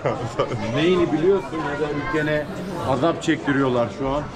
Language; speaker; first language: Turkish; native; Turkish